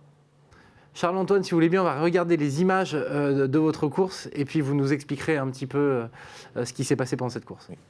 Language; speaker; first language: French; native; French